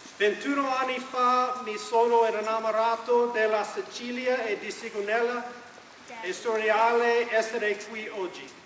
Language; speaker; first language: Italian; non-native, learner; English